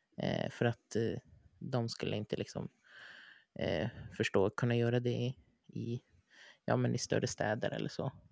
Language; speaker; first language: Swedish; native; Swedish